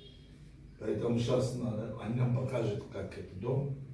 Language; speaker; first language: Russian; non-native, fluent; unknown